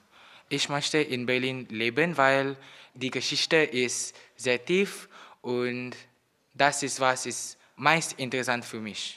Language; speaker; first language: German; non-native, learner; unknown